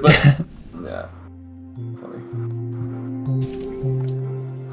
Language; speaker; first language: English; native; English